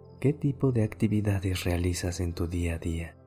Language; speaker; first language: Spanish; native; Spanish